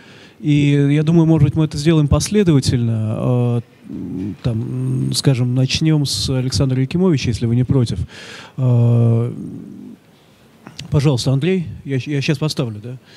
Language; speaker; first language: Russian; native; Russian